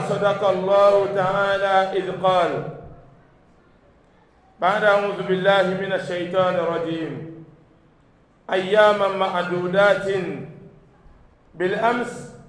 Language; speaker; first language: Arabic; non-native, fluent; Yoruba